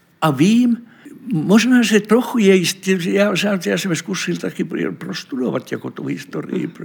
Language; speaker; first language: Czech; non-native, fluent; Finnish